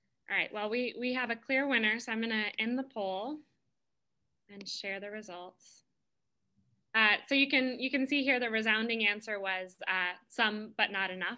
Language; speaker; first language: English; native; English